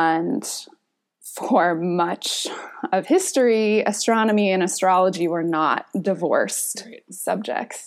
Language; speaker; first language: English; native; English